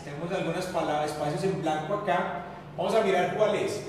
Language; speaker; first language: Spanish; native; Spanish